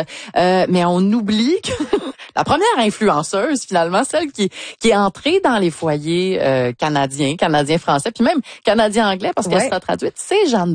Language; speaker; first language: French; native; French